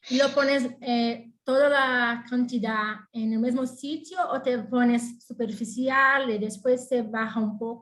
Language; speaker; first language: Spanish; non-native, fluent; Portuguese